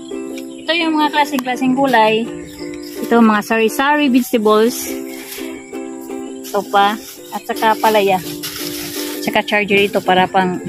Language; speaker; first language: Filipino; non-native, local second language; Cebuano